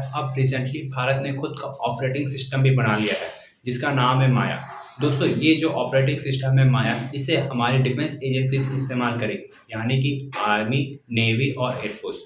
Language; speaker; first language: Hindi; native; Hindi